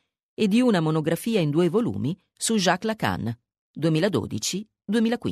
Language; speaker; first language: Italian; native; Italian